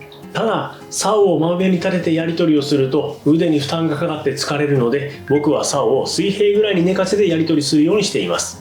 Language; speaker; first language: Japanese; native; Japanese